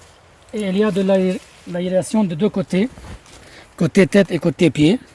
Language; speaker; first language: French; non-native, learner; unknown